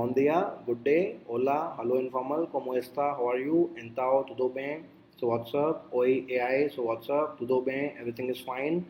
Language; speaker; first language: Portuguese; non-native, learner; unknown